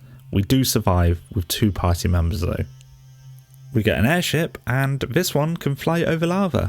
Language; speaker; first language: English; native; English